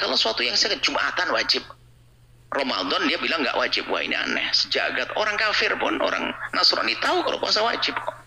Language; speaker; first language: Indonesian; native; Indonesian